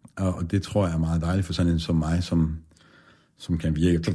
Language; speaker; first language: Danish; non-native, fluent; Persian